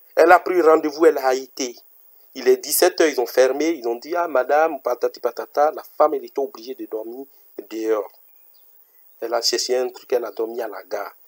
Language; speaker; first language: French; native; French